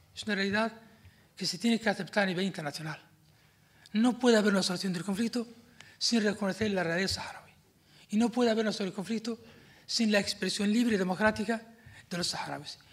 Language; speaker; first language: Spanish; non-native, fluent; Arabic